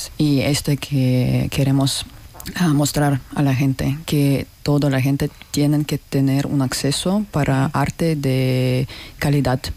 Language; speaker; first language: Spanish; non-native, learner; Russian